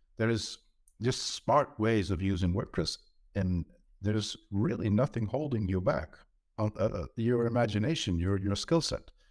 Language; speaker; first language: English; non-native, fluent; Dutch